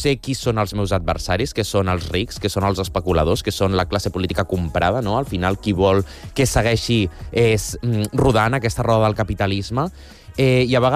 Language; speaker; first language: Catalan; non-native, local second language; Spanish